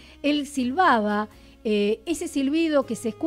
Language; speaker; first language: Spanish; native; Spanish